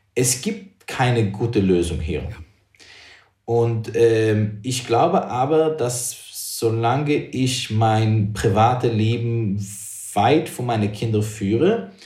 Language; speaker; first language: German; non-native, fluent; English